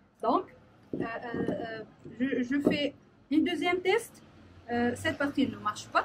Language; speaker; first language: French; non-native, learner; Arabic